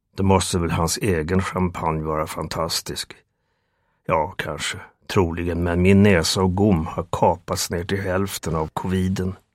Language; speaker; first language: Swedish; native; Swedish